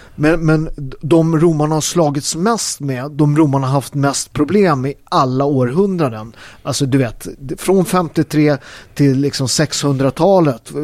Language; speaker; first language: Swedish; early bilingual, other home language; Italian